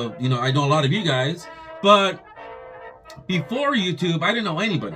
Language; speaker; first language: English; native; English